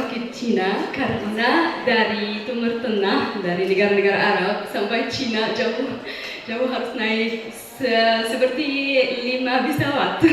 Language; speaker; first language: Indonesian; non-native, fluent; Arabic